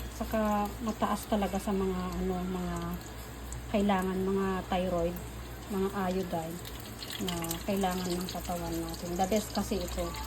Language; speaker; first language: Filipino; non-native, local second language; Iloko